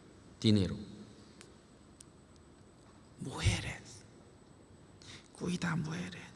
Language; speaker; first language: Spanish; non-native, learner; Korean